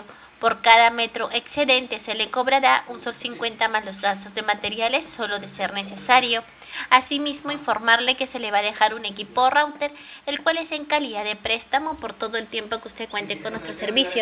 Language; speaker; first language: Spanish; native; Spanish